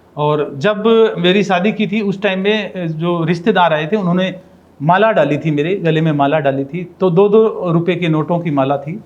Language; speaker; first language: Hindi; non-native, local second language; Rajasthani